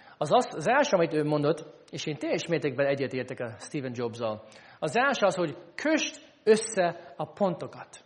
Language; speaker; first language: Hungarian; non-native, fluent; English